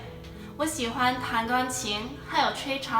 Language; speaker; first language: Chinese; early bilingual, heritage; Chinese